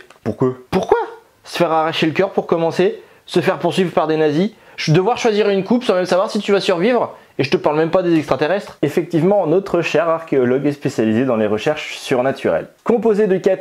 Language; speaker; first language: French; native; French